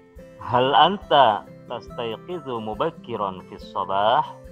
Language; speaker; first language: Arabic; non-native, fluent; Indonesian